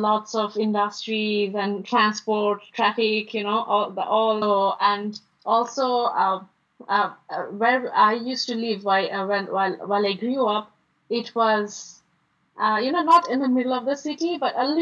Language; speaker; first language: English; non-native, local second language; Bangla